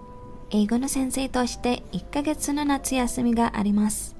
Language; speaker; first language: Japanese; non-native, fluent; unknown